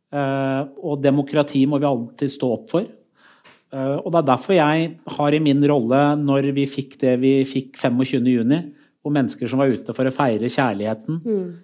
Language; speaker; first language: Norwegian; early bilingual, other home language; Persian